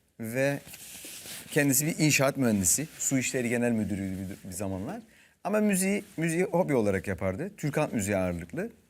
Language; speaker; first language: Turkish; native; Turkish